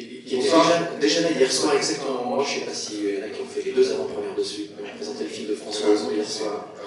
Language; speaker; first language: French; native; French